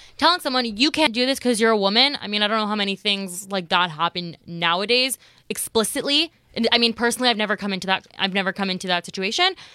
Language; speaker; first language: English; native; English